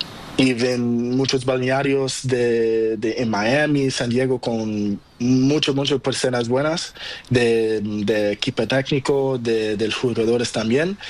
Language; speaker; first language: Spanish; non-native, learner; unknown